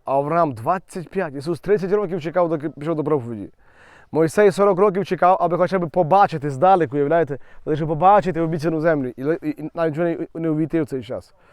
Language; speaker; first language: Ukrainian; native; Ukrainian